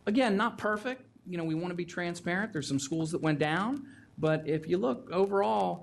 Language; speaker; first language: English; native; English